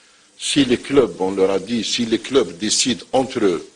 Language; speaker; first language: French; non-native, local second language; Arabic